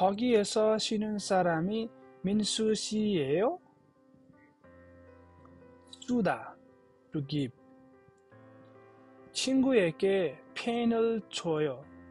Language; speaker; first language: Korean; non-native, fluent; Nepali